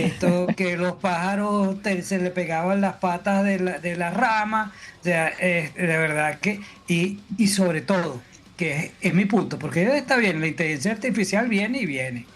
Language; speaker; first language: Spanish; native; Spanish